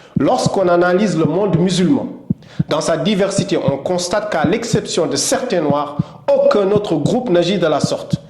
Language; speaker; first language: French; non-native, local second language; Wolof